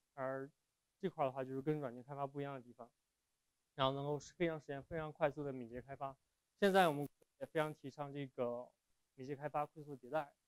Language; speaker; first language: Chinese; native; Chinese